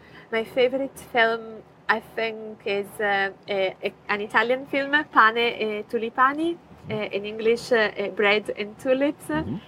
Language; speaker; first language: English; non-native, fluent; Italian